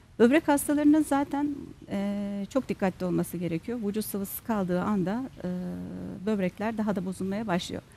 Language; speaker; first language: Turkish; native; Turkish